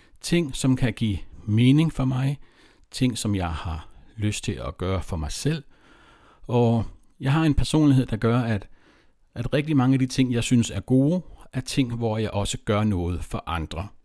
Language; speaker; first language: Danish; native; Danish